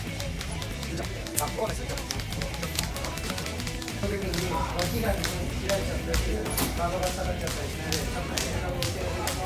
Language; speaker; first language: Japanese; native; Japanese